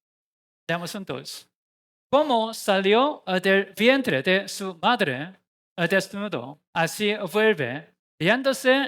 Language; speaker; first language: Spanish; non-native, learner; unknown